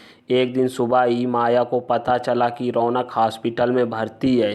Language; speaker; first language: Hindi; native; Hindi